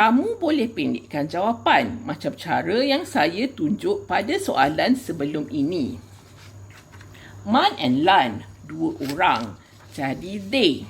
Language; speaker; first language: Malay; native; Malay